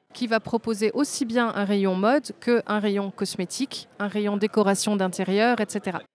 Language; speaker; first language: French; native; French